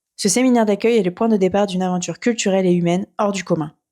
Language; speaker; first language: French; native; French